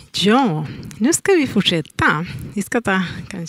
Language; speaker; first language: Swedish; non-native, learner; Spanish